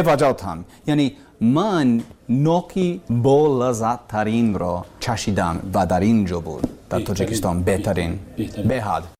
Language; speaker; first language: Persian; non-native, learner; English